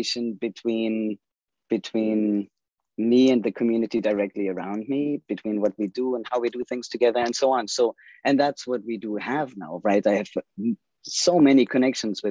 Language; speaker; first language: English; non-native, fluent; German